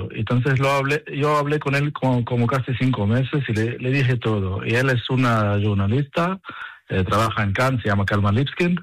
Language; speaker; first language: Spanish; non-native, learner; Hebrew